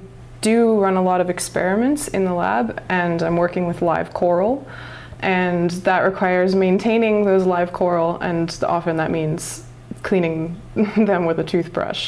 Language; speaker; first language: English; native; English